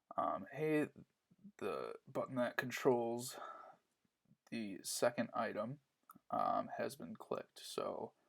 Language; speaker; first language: English; native; English